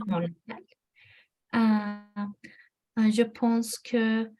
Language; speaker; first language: French; non-native, learner; Turkish